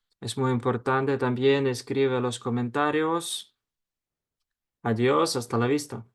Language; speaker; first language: Spanish; non-native, fluent; Ukrainian